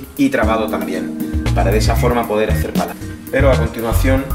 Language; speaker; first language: Spanish; native; Spanish